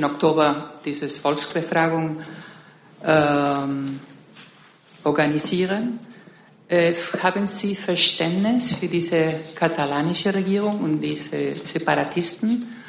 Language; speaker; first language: German; non-native, fluent; Spanish